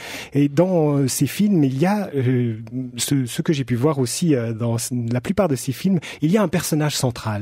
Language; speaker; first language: French; native; French